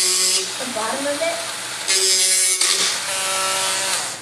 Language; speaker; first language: English; native; English